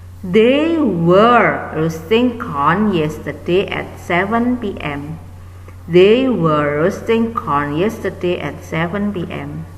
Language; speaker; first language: English; non-native, fluent; Indonesian